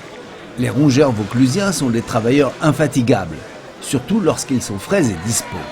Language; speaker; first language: French; native; French